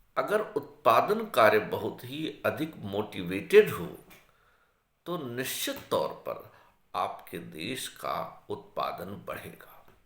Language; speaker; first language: Hindi; native; Hindi